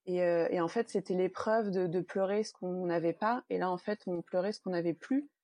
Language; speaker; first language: French; native; French